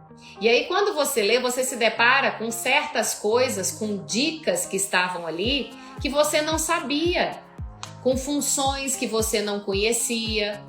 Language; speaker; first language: Portuguese; native; Portuguese